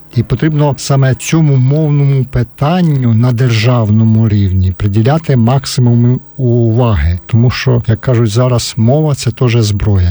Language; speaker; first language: Ukrainian; native; Ukrainian